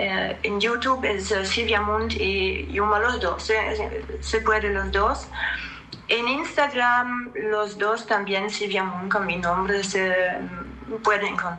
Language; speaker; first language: Spanish; non-native, fluent; French